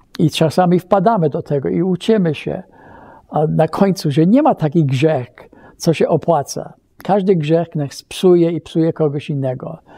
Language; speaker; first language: Polish; early bilingual, heritage; Polish